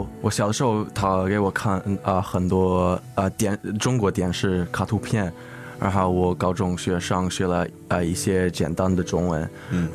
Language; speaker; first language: Chinese; early bilingual, heritage; English